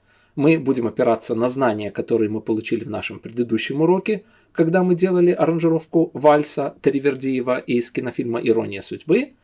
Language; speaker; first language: Russian; native; Russian